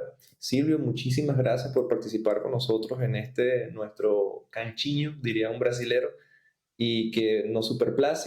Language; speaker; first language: Spanish; native; Spanish